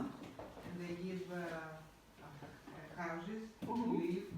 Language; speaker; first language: English; non-native, learner; Greek